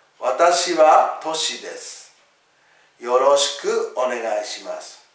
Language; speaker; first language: Japanese; native; Japanese